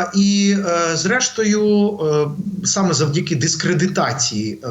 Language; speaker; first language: Ukrainian; non-native, local second language; Russian